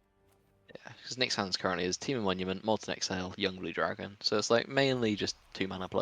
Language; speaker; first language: English; native; English